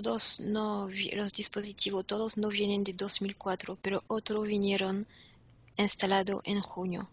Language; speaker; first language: Spanish; non-native, fluent; French